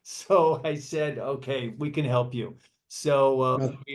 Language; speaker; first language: English; native; English